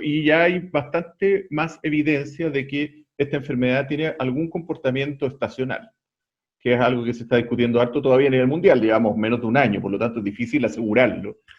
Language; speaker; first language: Spanish; native; Spanish